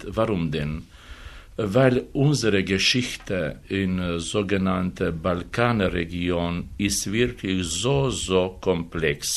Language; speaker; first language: German; non-native, fluent; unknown